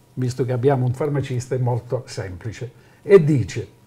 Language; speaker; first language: Italian; native; Italian